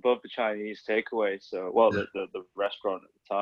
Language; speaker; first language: English; native; English